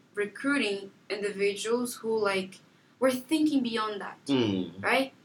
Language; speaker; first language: English; non-native, fluent; Portuguese